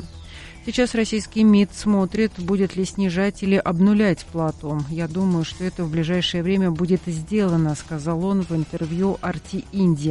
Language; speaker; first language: Russian; native; Russian